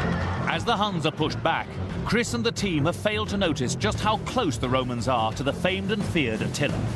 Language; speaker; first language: English; native; English